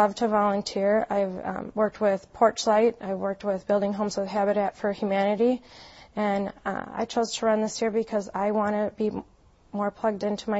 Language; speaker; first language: English; native; English